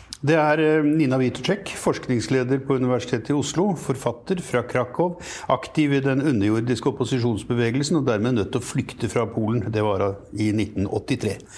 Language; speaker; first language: Norwegian; native; Norwegian